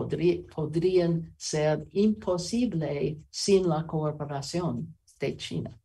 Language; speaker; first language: Spanish; non-native, learner; English